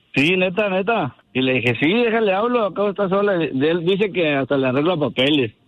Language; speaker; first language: Spanish; native; Spanish